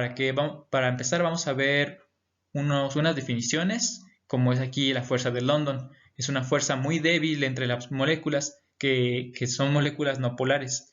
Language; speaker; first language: Spanish; native; Spanish